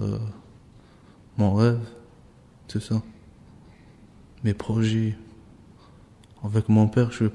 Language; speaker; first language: French; non-native, learner; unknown